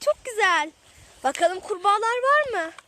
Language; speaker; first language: Turkish; native; Turkish